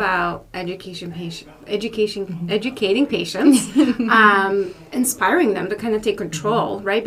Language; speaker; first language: English; non-native, fluent; Polish